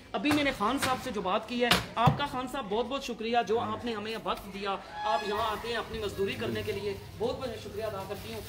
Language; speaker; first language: Urdu; non-native, local second language; Pahari-Potwari